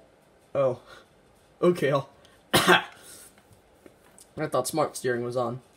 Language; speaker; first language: English; native; English